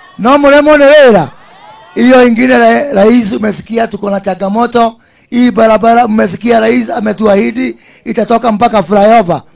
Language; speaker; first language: Swahili; non-native, local second language; Kikuyu